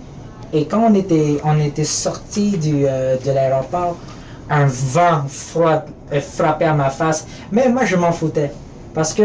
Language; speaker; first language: French; early bilingual, other home language; Filipino